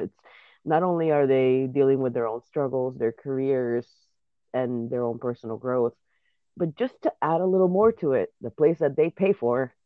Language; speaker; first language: English; non-native, fluent; Spanish